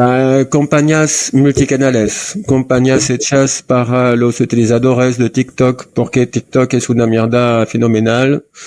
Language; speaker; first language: Spanish; non-native, learner; French